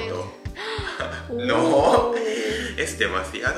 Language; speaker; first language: Spanish; non-native, learner; Japanese